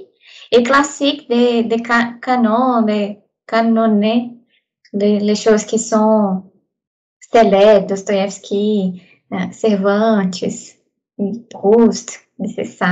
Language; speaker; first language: French; non-native, learner; Portuguese